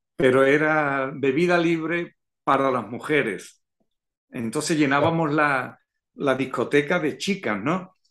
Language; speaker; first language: Spanish; native; Spanish